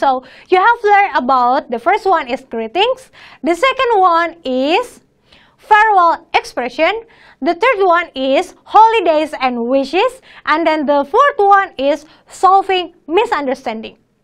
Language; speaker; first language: English; non-native, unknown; Indonesian